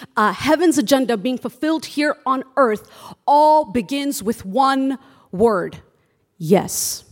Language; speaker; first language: English; early bilingual, other home language; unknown